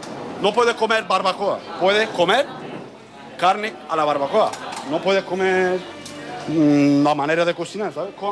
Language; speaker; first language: Spanish; non-native, learner; Turkish